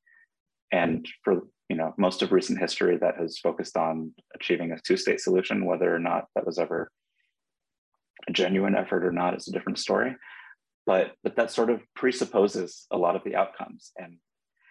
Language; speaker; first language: English; native; English